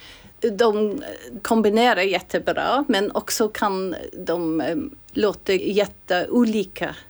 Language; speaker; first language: Swedish; non-native, fluent; English